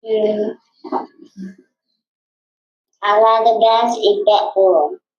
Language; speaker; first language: English; non-native, learner; Vietnamese